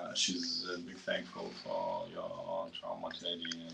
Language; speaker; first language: English; non-native, learner; Ukrainian